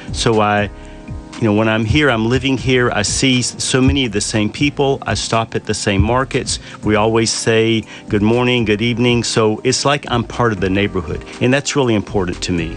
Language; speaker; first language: English; native; English